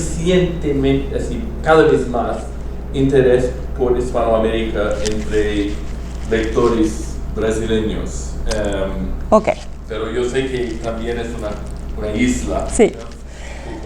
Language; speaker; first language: Spanish; non-native, fluent; Portuguese